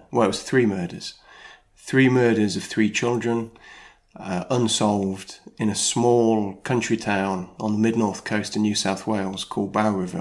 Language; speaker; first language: English; native; English